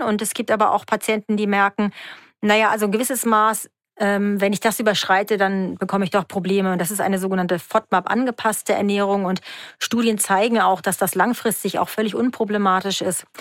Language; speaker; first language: German; native; German